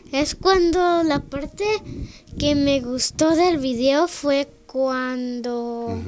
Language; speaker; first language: Spanish; early bilingual, heritage; Spanish